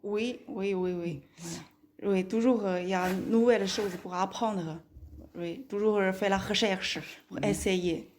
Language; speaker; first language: French; non-native, learner; Chinese